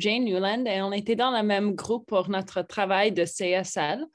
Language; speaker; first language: French; non-native, fluent; English